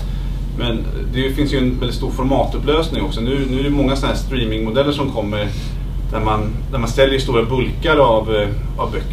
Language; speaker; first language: Swedish; native; Swedish